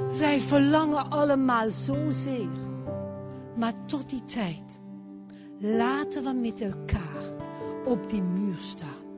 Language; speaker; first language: Dutch; non-native, fluent; French